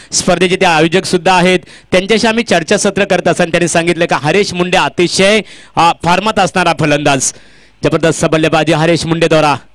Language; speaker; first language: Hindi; non-native, local second language; Marathi